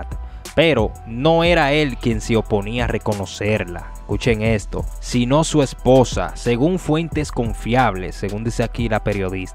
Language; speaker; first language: Spanish; native; Spanish